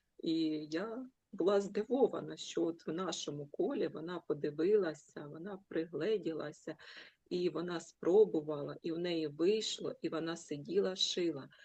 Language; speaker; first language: Ukrainian; non-native, local second language; Russian